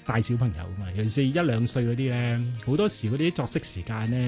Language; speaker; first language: Cantonese; native; Cantonese